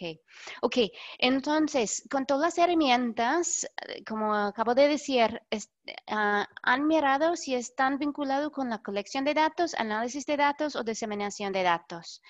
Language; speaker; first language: Spanish; non-native, fluent; English